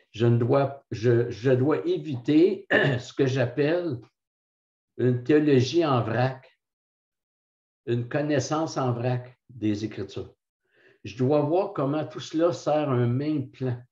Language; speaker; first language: French; native; French